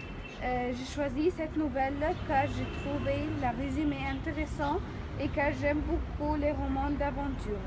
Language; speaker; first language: French; non-native, fluent; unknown